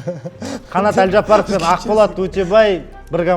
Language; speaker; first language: Kazakh; native; Kazakh